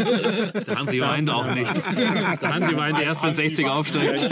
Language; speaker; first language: German; native; German